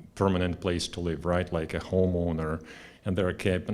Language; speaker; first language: English; non-native, fluent; Russian